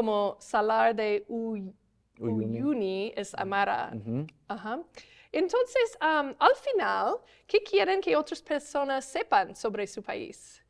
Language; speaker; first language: Spanish; non-native, learner; English